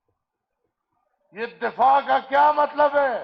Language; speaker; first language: Urdu; non-native, local second language; Pashto